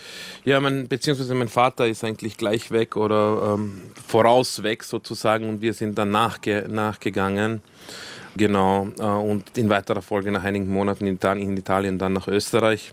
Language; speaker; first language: German; early bilingual, other home language; Croatian